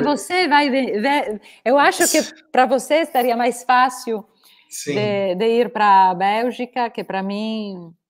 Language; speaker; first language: Portuguese; non-native, learner; Italian